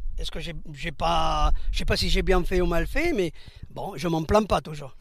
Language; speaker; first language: French; early bilingual, other home language; Spanish